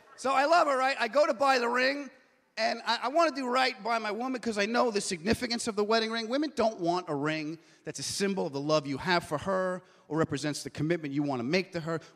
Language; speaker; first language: English; native; English